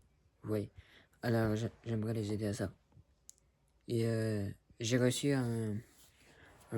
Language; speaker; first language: French; early bilingual, other home language; Spanish